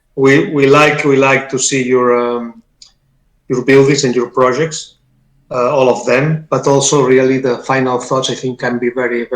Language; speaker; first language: English; non-native, fluent; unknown